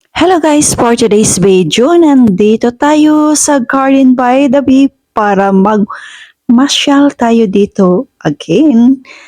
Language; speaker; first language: Filipino; non-native, local second language; Hiligaynon